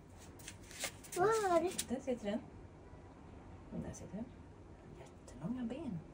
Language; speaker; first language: Swedish; native; Swedish